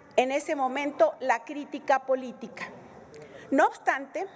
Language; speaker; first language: Spanish; native; Spanish